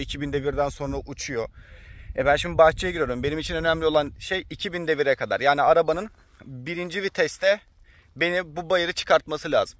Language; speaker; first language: Turkish; native; Turkish